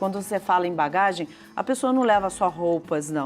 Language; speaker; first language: Portuguese; native; Portuguese